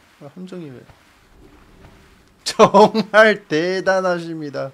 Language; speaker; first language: Korean; native; Korean